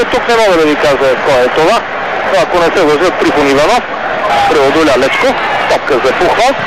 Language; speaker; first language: Bulgarian; native; Bulgarian